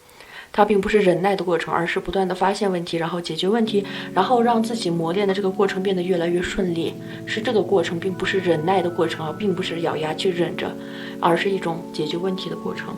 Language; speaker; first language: Chinese; native; Chinese